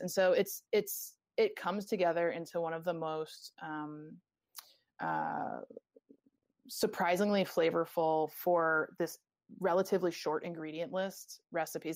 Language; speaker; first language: English; native; English